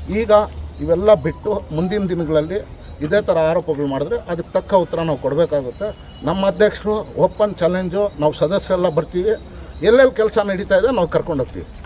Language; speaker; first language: Kannada; non-native, local second language; Urdu